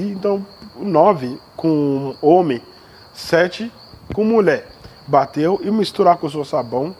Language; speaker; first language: Portuguese; non-native, learner; Yoruba